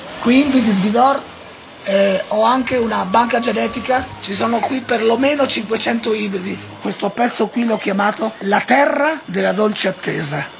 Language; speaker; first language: Italian; native; Italian